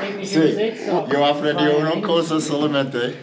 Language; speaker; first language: Spanish; non-native, learner; English